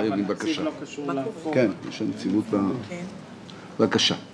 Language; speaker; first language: Hebrew; native; Hebrew